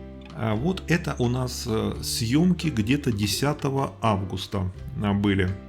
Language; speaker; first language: Russian; native; Russian